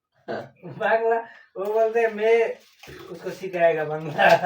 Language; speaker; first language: Hindi; non-native, learner; Bangla